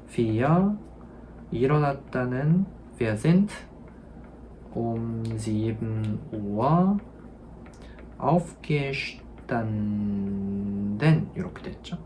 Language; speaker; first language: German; non-native, fluent; Korean